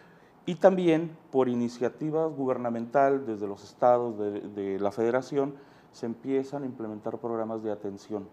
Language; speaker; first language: Spanish; native; Spanish